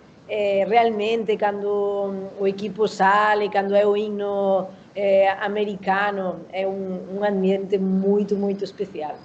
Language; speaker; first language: Portuguese; non-native, learner; Spanish